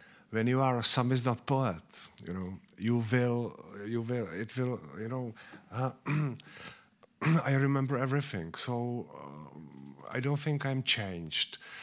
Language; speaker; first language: English; non-native, learner; Czech